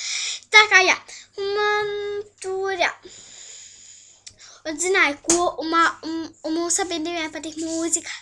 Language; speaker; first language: Latvian; early bilingual, heritage; Latvian